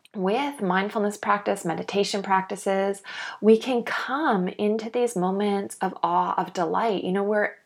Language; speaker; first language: English; native; English